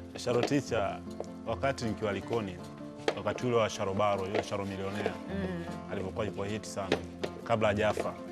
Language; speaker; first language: Swahili; native; Swahili